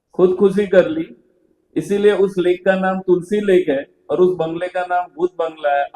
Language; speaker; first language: Hindi; non-native, local second language; Marathi